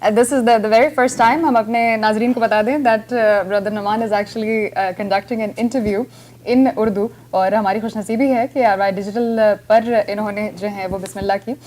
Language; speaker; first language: Urdu; native; Urdu